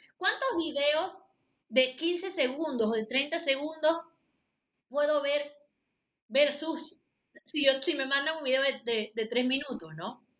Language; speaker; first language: Spanish; native; Spanish